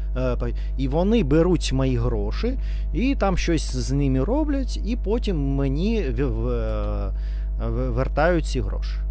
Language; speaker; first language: Ukrainian; non-native, learner; Russian